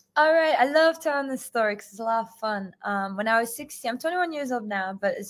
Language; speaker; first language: English; native; English